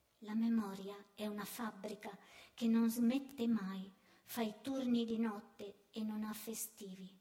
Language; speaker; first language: Italian; native; Italian